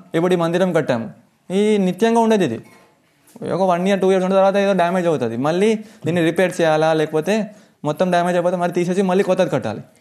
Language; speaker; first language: Telugu; native; Telugu